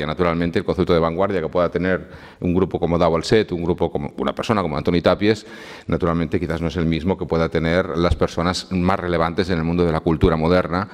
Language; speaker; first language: Spanish; native; Spanish